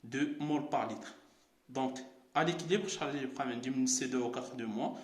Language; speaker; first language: French; non-native, local second language; Arabic